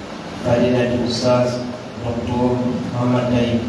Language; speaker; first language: Arabic; non-native, fluent; Fula